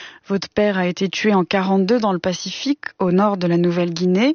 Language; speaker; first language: French; native; French